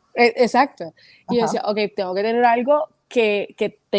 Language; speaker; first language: Spanish; native; Spanish